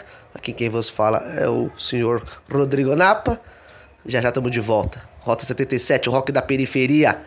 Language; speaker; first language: Portuguese; native; Portuguese